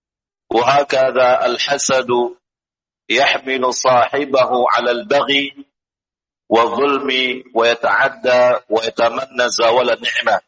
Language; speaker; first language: Arabic; non-native, fluent; Indonesian